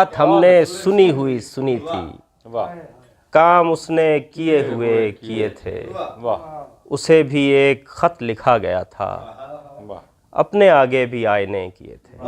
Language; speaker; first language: Urdu; native; Urdu